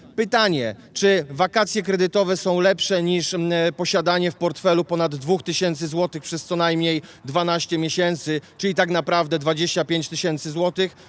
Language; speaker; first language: Polish; native; Polish